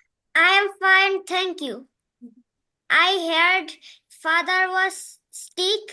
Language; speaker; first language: English; non-native, learner; Bangla